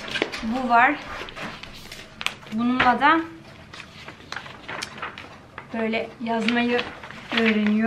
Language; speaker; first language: Turkish; early bilingual, heritage; Turkish